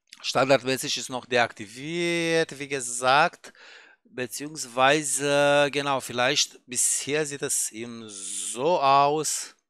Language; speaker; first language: German; native; German